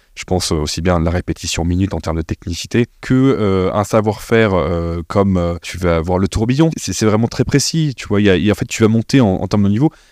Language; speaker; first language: French; native; French